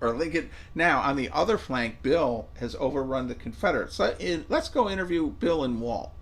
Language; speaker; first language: English; native; English